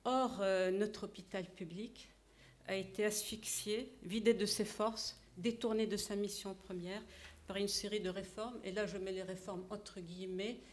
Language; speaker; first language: French; non-native, local second language; Arabic